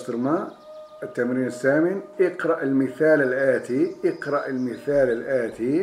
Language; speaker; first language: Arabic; non-native, fluent; Turkish